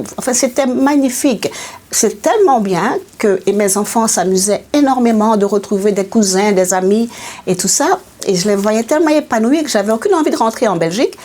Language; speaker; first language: French; native; French